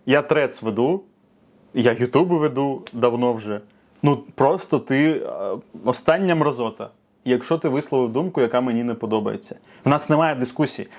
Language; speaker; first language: Ukrainian; non-native, local second language; Russian